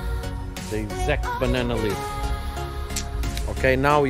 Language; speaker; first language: English; non-native, fluent; Portuguese